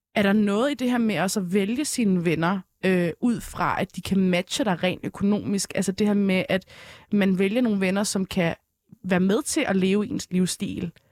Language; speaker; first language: Danish; early bilingual, other home language; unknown